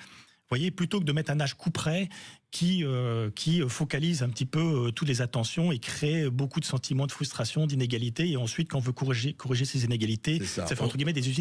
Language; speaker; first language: French; native; French